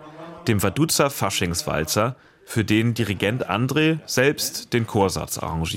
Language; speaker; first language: German; native; German